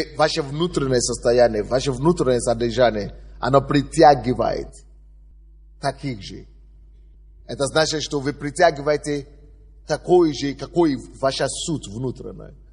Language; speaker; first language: Russian; non-native, fluent; Yoruba